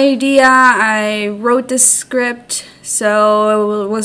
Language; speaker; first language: English; non-native, fluent; Spanish